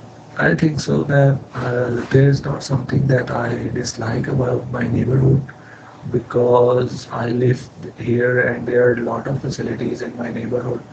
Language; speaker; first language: English; non-native, learner; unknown